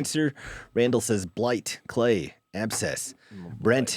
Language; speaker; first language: English; native; English